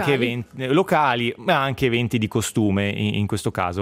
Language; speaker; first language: Italian; native; Italian